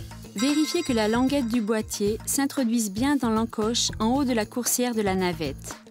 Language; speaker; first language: French; native; French